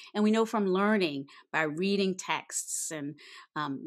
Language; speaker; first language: English; native; English